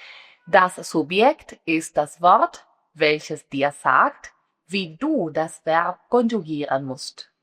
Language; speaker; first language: German; non-native, fluent; Spanish